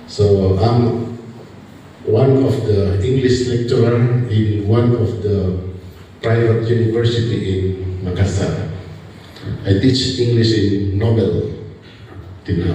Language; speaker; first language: English; non-native, fluent; Indonesian